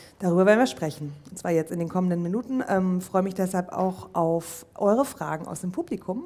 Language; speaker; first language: German; native; German